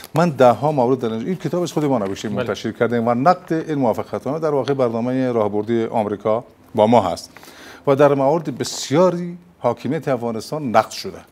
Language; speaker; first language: Persian; native; Persian